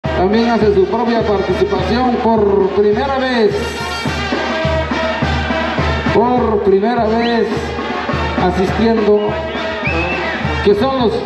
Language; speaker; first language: Spanish; native; Spanish